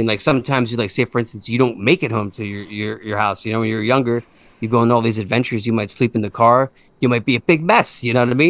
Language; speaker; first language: English; native; English